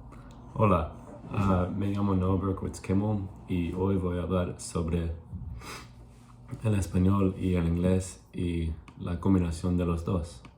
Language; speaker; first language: Spanish; non-native, learner; English